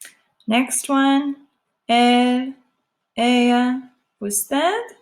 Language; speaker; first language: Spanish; non-native, fluent; English